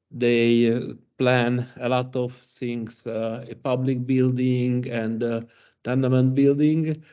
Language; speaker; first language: English; non-native, learner; Hungarian